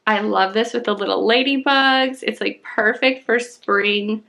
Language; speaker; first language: English; native; English